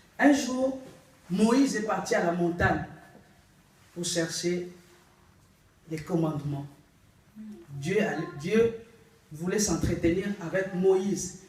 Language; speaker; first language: French; non-native, local second language; Lingala